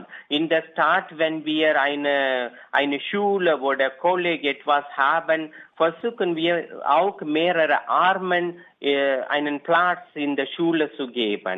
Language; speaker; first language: German; non-native, learner; Tamil